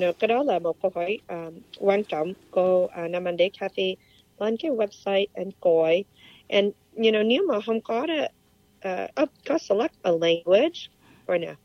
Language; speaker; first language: Vietnamese; early bilingual, heritage; Vietnamese